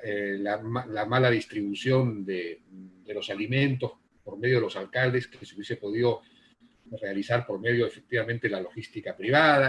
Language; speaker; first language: Spanish; native; Spanish